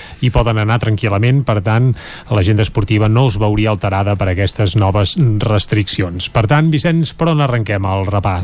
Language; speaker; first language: Catalan; native; Catalan